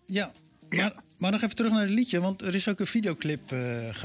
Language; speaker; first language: Dutch; native; Dutch